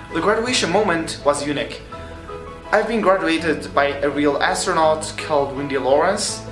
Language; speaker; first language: English; non-native, fluent; Arabic